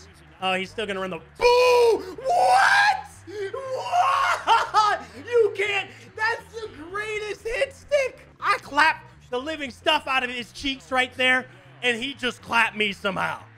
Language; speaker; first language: English; native; English